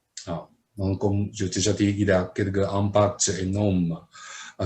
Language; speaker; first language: French; non-native, fluent; Chinese